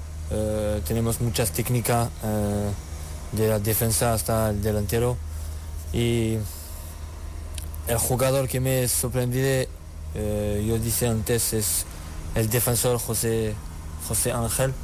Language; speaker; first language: Spanish; non-native, learner; French